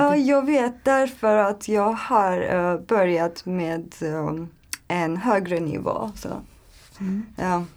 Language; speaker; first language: Swedish; non-native, learner; Turkish